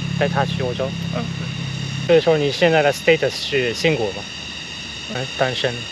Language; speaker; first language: Chinese; non-native, fluent; Japanese